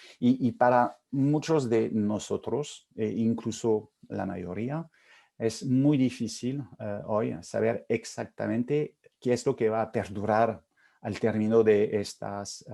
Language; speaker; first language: Spanish; non-native, fluent; French